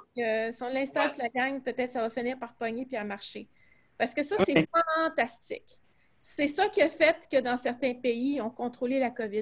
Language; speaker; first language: French; native; French